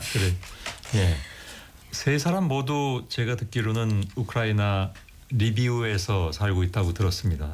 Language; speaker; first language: Korean; native; Korean